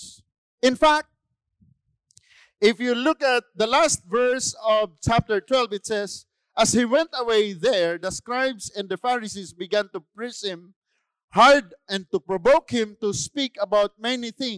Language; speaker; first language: English; non-native, local second language; Filipino